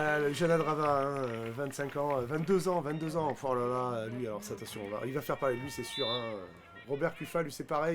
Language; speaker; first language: French; native; French